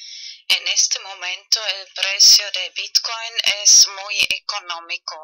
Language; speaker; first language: Spanish; non-native, fluent; German